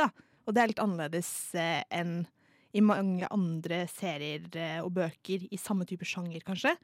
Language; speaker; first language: Norwegian; native; Norwegian